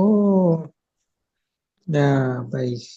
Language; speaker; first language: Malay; non-native, learner; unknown